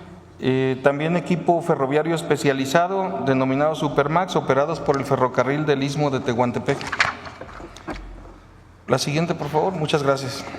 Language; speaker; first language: Spanish; native; Spanish